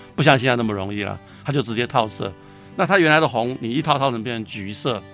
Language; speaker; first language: Chinese; native; Chinese